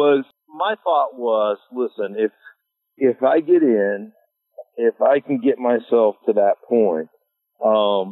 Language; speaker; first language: English; native; English